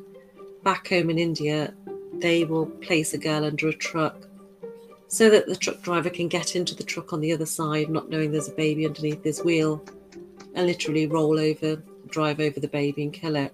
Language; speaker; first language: English; native; English